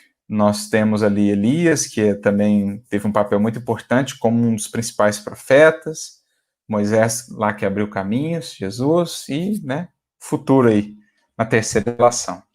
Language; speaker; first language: Portuguese; native; Portuguese